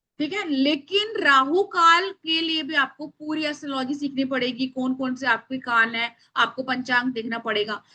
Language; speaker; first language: Hindi; native; Hindi